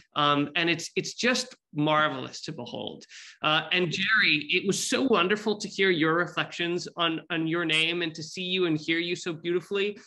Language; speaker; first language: English; native; English